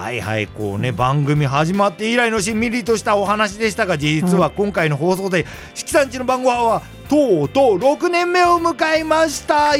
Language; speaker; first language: Japanese; native; Japanese